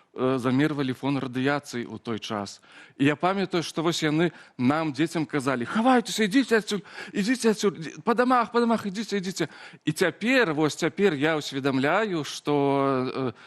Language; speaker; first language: Belarusian; native; Belarusian